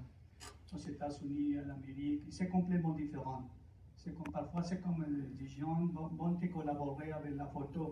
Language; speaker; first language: French; non-native, fluent; Spanish